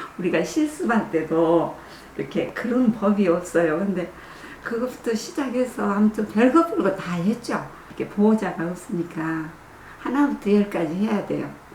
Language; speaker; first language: Korean; native; Korean